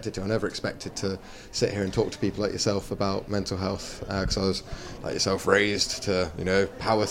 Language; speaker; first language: English; native; English